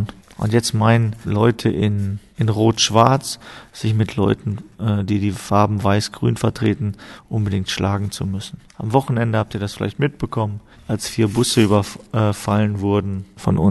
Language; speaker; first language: German; native; German